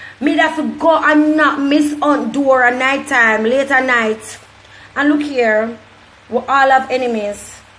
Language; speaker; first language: English; native; English